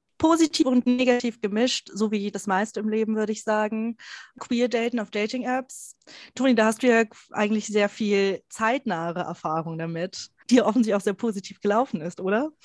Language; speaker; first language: German; native; German